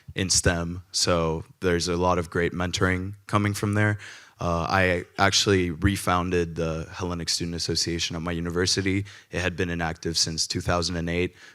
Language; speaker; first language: English; early bilingual, other home language; Greek